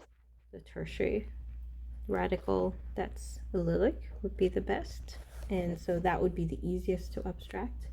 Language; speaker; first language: English; native; English